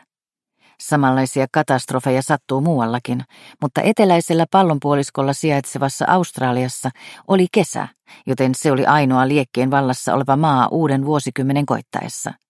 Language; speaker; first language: Finnish; native; Finnish